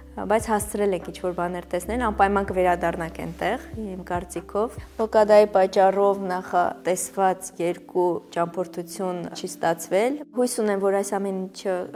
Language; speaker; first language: Armenian; native; Armenian